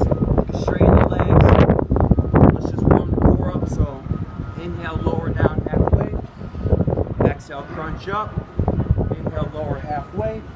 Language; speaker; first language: English; native; English